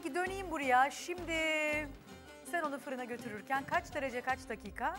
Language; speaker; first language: Turkish; native; Turkish